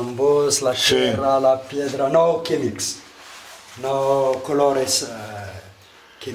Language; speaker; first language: Spanish; non-native, learner; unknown